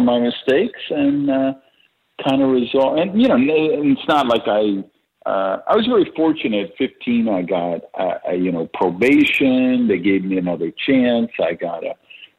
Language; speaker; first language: English; native; English